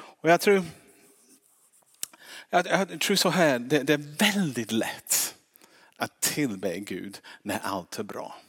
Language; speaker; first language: Swedish; non-native, fluent; English